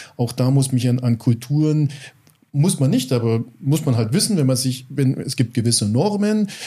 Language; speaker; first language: German; early bilingual, other home language; English